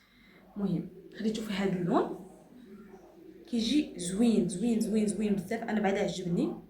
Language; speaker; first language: Arabic; native; Arabic